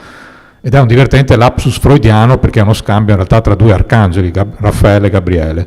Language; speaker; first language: Italian; native; Italian